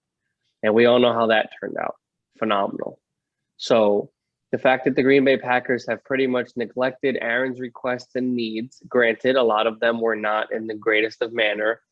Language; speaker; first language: English; native; English